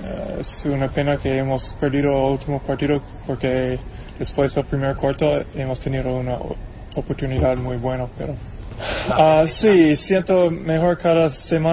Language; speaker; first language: Spanish; non-native, fluent; English